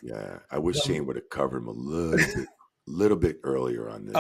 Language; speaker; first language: English; native; English